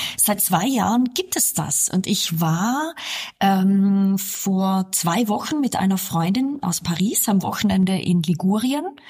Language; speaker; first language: German; native; German